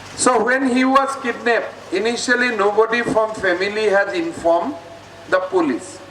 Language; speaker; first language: English; non-native, local second language; Assamese